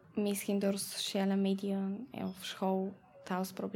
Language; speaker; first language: Dutch; non-native, learner; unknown